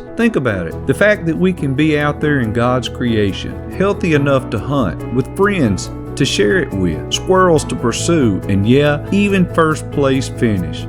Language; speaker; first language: English; native; English